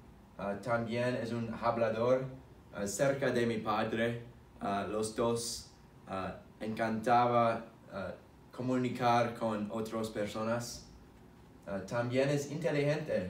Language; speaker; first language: Spanish; non-native, learner; English